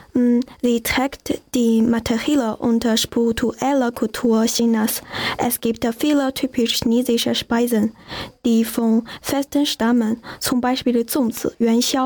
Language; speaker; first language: German; non-native, learner; Chinese